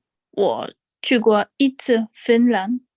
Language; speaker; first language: Chinese; non-native, learner; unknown